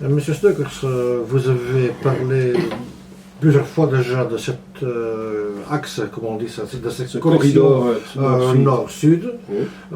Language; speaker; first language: French; non-native, local second language; Dutch